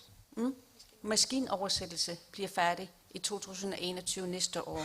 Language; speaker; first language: Danish; non-native, local second language; Kalaallisut